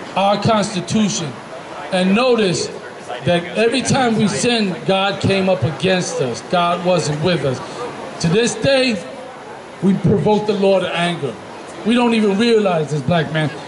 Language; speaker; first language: English; native; English